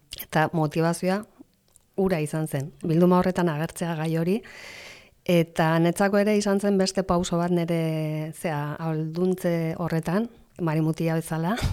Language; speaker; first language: Basque; non-native, local second language; Spanish